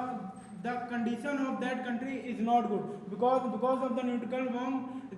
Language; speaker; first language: English; non-native, learner; Hindi